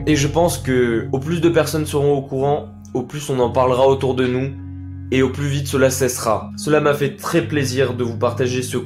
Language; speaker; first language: French; native; French